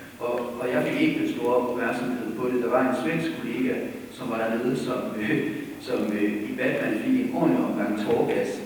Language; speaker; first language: Danish; native; Danish